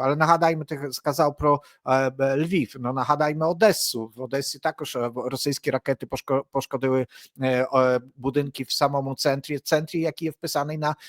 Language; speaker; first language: Polish; non-native, learner; Ukrainian